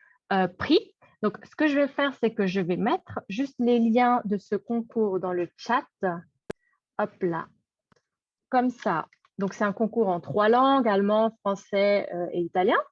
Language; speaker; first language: French; native; French